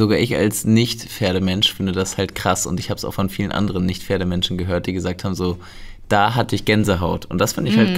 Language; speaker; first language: German; native; German